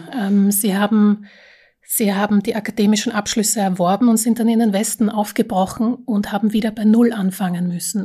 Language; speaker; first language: German; early bilingual, other home language; Slovak